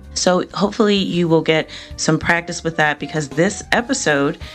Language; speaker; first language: English; native; English